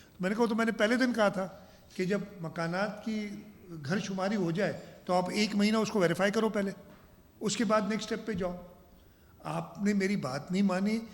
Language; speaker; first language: Urdu; non-native, local second language; Sindhi